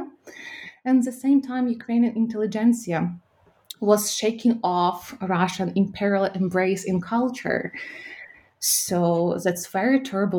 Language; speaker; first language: English; non-native, fluent; Ukrainian